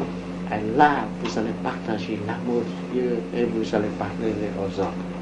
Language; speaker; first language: French; non-native, local second language; Vietnamese